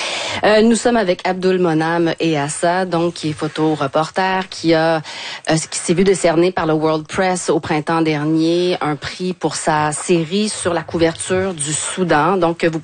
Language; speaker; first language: French; native; French